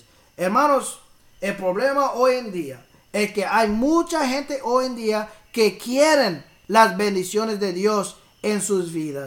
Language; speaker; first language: Spanish; early bilingual, heritage; English